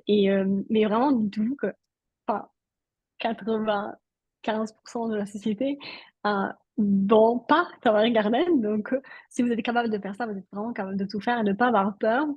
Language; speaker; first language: French; non-native, local second language; Italian